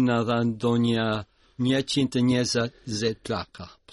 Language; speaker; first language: Albanian; early bilingual, heritage; Albanian